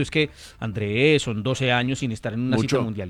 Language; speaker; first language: Spanish; native; Spanish